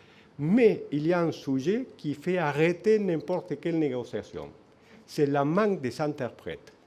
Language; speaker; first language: French; non-native, fluent; Spanish